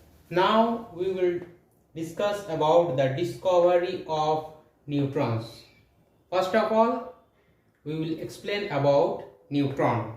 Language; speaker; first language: English; non-native, local second language; Hindi